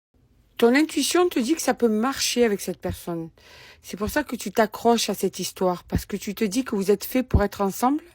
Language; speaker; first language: French; native; French